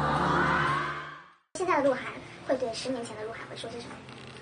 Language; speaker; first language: Chinese; native; Chinese